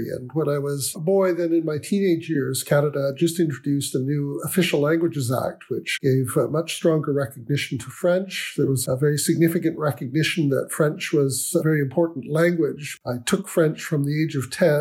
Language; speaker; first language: English; native; English